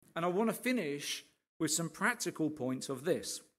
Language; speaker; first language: English; native; English